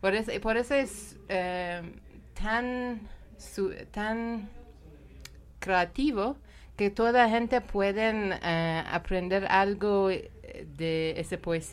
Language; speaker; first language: Spanish; non-native, learner; Persian